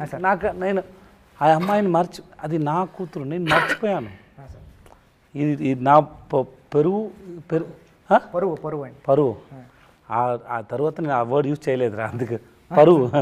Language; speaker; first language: Telugu; non-native, learner; Tamil